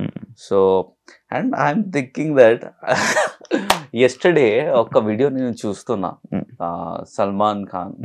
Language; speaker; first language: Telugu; non-native, learner; Hindi